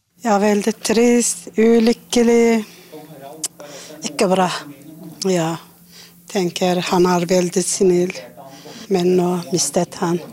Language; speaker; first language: Norwegian; non-native, learner; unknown